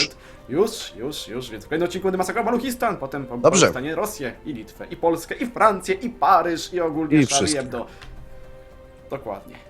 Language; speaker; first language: Polish; native; Polish